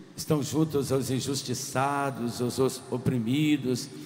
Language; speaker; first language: Portuguese; native; Portuguese